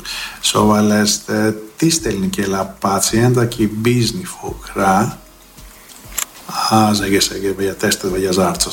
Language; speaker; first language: Hungarian; non-native, learner; Greek